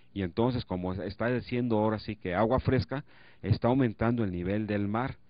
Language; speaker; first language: Spanish; native; Spanish